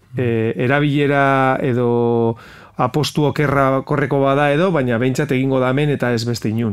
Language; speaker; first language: Basque; non-native, local second language; Spanish